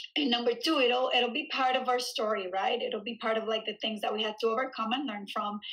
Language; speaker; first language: English; early bilingual, other home language; Spanish